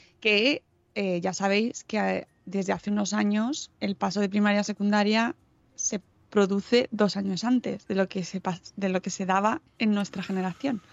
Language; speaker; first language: Spanish; native; Spanish